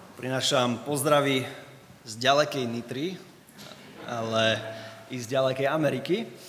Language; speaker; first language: Slovak; early bilingual, other home language; English